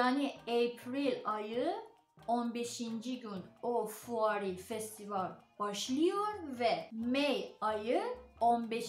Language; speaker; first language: Turkish; non-native, learner; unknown